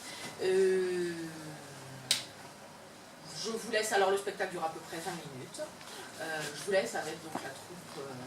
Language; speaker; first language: French; native; French